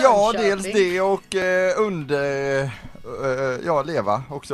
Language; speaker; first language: Swedish; native; Swedish